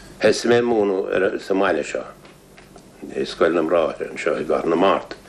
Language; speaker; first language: Irish; non-native, local second language; English